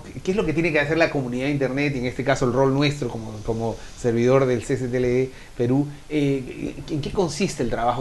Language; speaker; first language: Spanish; native; Spanish